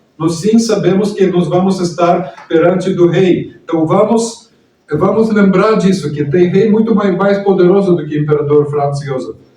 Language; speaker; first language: Portuguese; non-native, fluent; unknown